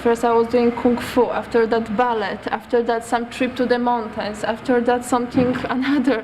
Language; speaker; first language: English; non-native, learner; Polish